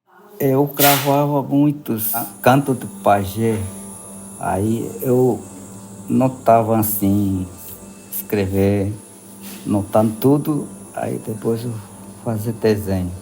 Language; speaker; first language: Portuguese; non-native, local second language; Yanomámi